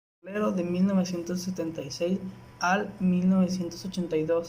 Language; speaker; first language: Spanish; native; Spanish